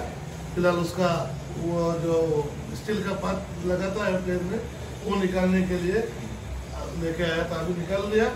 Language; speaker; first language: Hindi; non-native, local second language; Assamese